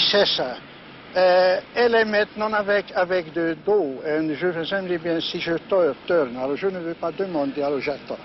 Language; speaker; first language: French; non-native, learner; Hungarian